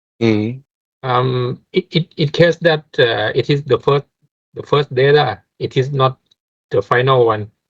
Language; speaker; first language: English; non-native, fluent; Thai